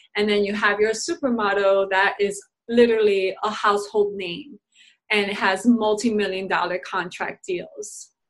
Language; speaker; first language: English; native; English